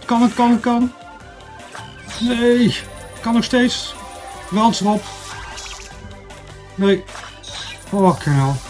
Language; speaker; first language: Dutch; native; Dutch